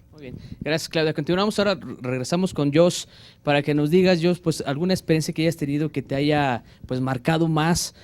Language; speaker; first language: Spanish; native; Spanish